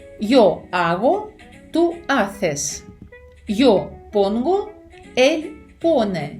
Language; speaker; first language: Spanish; non-native, fluent; Ukrainian